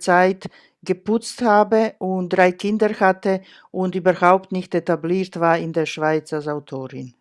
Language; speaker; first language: German; non-native, fluent; Croatian